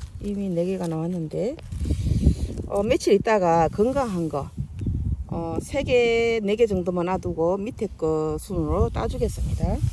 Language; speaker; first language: Korean; native; Korean